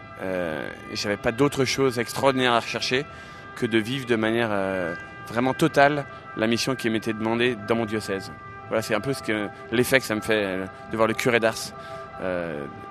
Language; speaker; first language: French; native; French